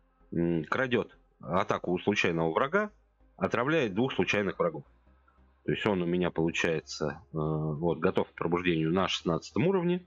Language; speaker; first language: Russian; native; Russian